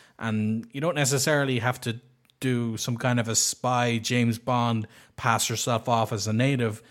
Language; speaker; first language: English; native; English